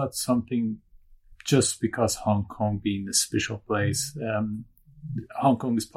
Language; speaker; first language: English; non-native, fluent; Turkish